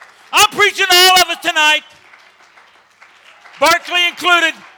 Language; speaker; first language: English; native; English